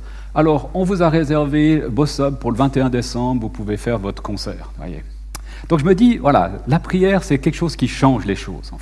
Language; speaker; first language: French; native; French